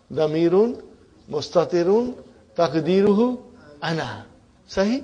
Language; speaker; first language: Arabic; non-native, fluent; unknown